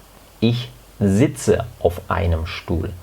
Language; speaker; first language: German; non-native, fluent; Spanish